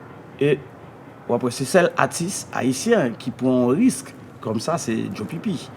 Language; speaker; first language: French; non-native, learner; Haitian Creole